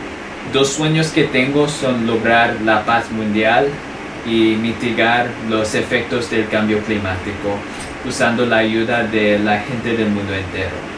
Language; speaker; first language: Spanish; non-native, fluent; English